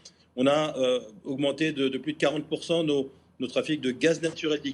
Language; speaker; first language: French; native; French